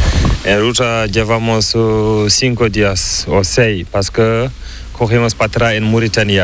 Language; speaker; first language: Spanish; non-native, learner; Fula